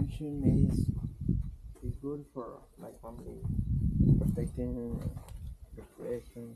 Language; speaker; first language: English; non-native, learner; Spanish